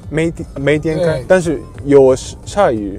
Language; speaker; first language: Chinese; non-native, learner; Japanese